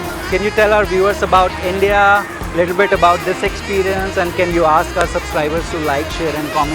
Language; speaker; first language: English; non-native, local second language; Hindi